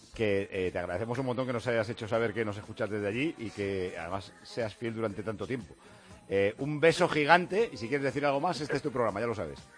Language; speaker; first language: Spanish; native; Spanish